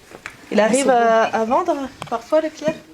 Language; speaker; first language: French; native; French